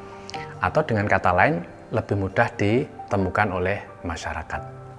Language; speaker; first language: Indonesian; native; Indonesian